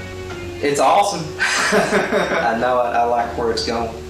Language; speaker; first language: English; native; English